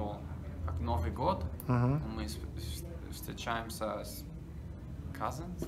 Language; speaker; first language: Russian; non-native, learner; English